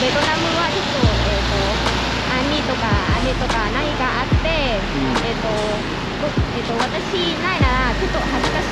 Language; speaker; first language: Japanese; non-native, learner; Vietnamese